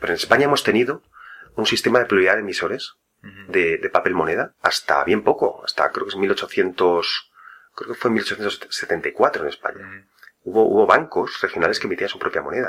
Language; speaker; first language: Spanish; native; Spanish